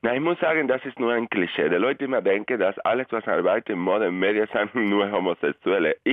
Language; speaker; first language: German; non-native, fluent; Spanish